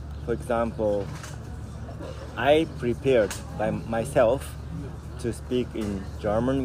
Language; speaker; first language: English; non-native, learner; Japanese